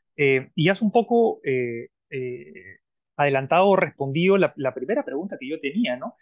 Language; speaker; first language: Spanish; native; Spanish